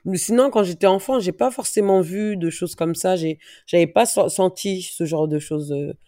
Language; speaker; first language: French; native; French